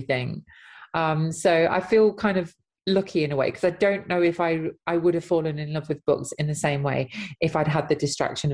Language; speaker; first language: English; native; English